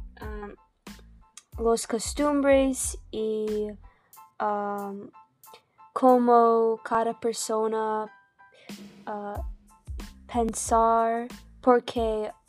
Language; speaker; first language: Spanish; non-native, learner; English